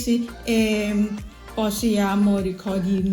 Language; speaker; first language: Italian; non-native, learner; Thai